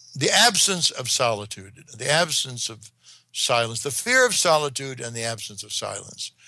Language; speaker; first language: English; native; English